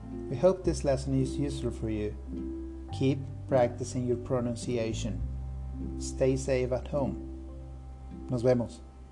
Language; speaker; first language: English; non-native, fluent; Spanish